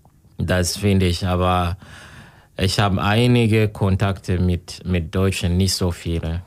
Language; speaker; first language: German; non-native, learner; Kinyarwanda